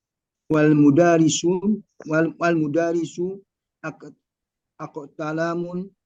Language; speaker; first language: Arabic; non-native, learner; Indonesian